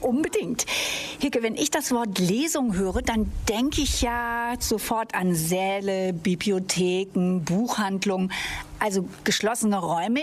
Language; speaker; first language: German; native; German